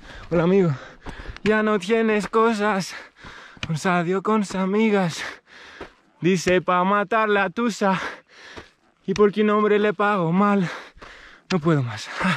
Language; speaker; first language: Spanish; non-native, learner; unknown